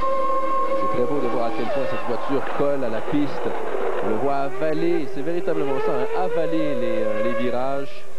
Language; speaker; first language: French; native; French